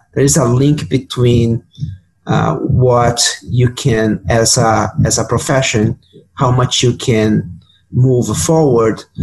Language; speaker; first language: English; non-native, fluent; Portuguese